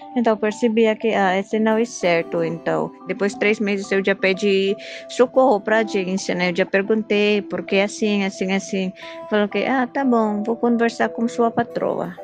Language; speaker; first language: Portuguese; non-native, learner; Filipino